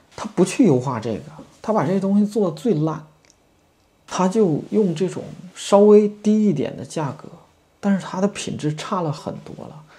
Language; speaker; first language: Chinese; native; Chinese